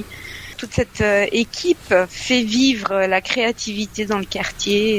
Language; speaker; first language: French; native; French